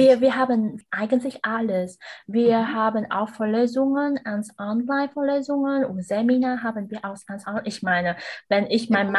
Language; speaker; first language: German; non-native, learner; Vietnamese